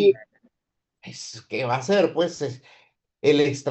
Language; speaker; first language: Spanish; native; Spanish